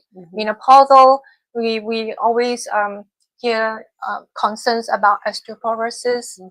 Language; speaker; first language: English; non-native, fluent; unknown